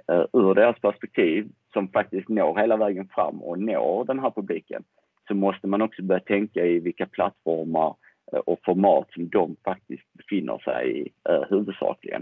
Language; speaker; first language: Swedish; native; Swedish